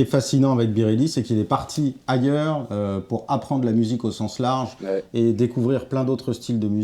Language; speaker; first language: French; native; French